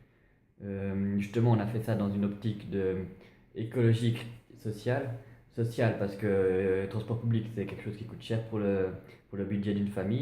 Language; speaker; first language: French; native; French